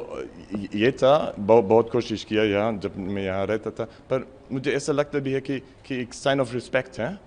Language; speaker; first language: Hindi; non-native, learner; German